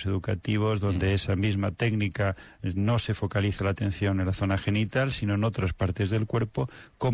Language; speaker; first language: Spanish; native; Spanish